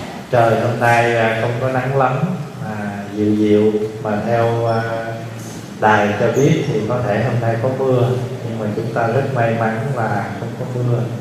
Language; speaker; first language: Vietnamese; early bilingual, heritage; Vietnamese